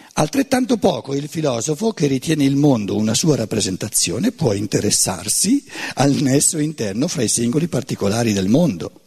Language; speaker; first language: Italian; native; Italian